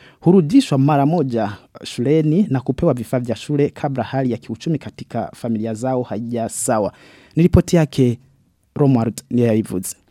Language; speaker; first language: Swahili; non-native, local second language; Rundi